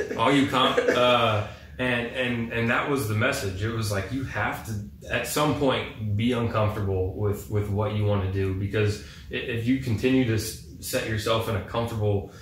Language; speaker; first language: English; native; English